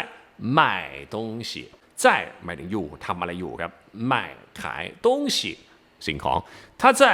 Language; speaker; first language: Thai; native; Thai